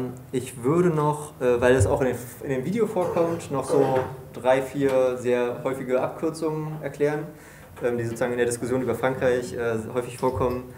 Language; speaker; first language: German; native; German